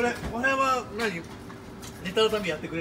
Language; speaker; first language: Japanese; native; Japanese